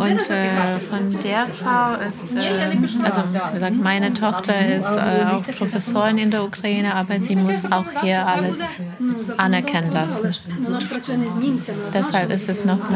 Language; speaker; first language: German; non-native, fluent; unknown